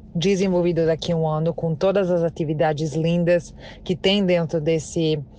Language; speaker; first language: Portuguese; non-native, fluent; Italian